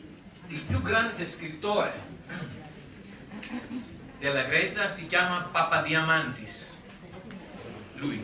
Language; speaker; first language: Italian; non-native, learner; Greek